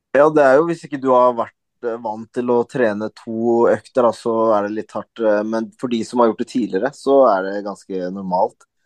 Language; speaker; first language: Norwegian; early bilingual, other home language; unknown